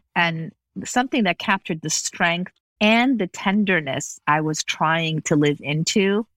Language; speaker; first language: English; native; English